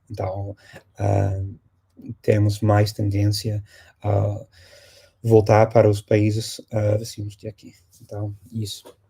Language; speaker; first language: Portuguese; non-native, fluent; English